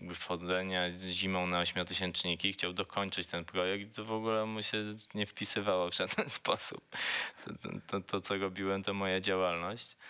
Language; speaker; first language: Polish; native; Polish